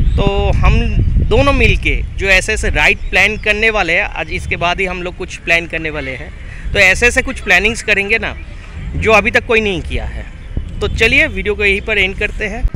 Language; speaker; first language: Hindi; non-native, local second language; Bangla